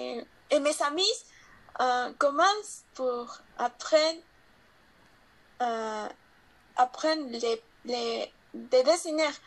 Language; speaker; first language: French; non-native, learner; Spanish